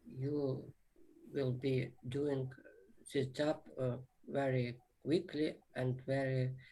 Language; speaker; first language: English; non-native, learner; Ukrainian